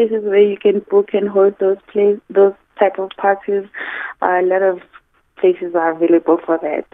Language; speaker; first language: English; non-native, local second language; Zulu